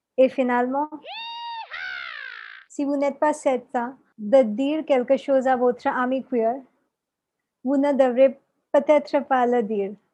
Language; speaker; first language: French; non-native, learner; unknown